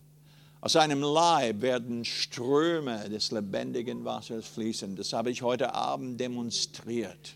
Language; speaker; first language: German; non-native, fluent; English